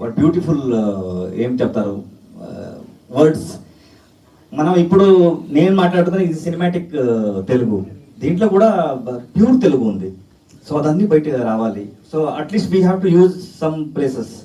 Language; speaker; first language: Telugu; non-native, learner; Kannada